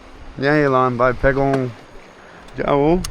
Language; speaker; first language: Portuguese; non-native, learner; English